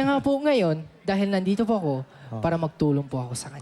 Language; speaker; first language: Filipino; non-native, learner; Japanese